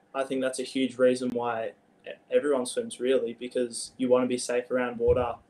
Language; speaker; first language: English; native; English